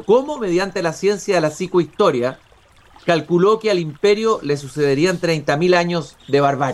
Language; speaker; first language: Spanish; native; Spanish